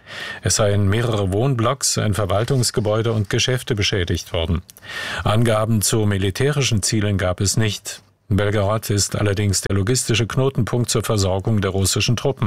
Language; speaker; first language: German; native; German